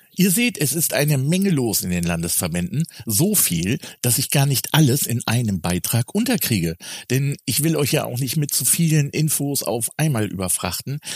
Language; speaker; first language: German; native; German